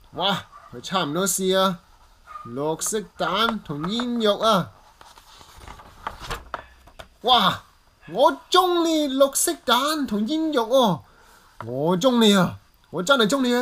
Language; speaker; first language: Cantonese; early bilingual, heritage; English